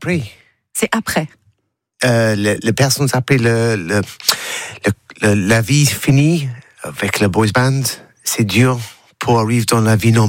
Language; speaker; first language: French; non-native, learner; English